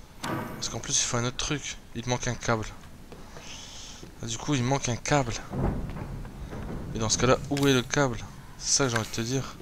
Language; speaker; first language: French; native; French